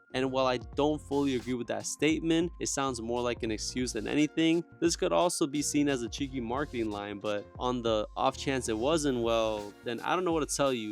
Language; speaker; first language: English; native; English